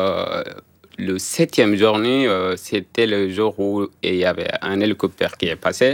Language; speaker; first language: French; non-native, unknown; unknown